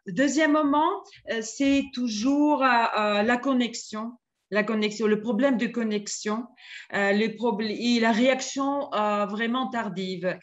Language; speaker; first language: French; non-native, fluent; Georgian